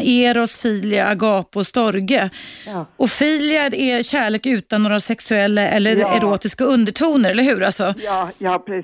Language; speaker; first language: Swedish; native; Swedish